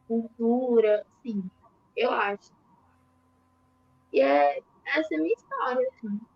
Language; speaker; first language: Portuguese; early bilingual, other home language; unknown